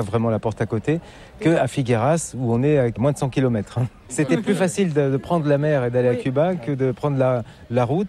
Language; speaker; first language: French; native; French